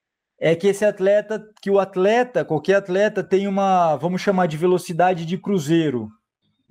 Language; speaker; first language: Portuguese; native; Portuguese